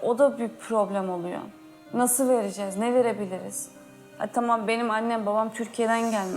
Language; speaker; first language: Turkish; early bilingual, heritage; Turkish